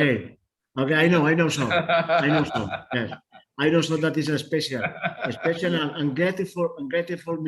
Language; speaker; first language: English; non-native, learner; Spanish